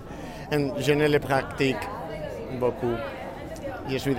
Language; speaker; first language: French; non-native, learner; Spanish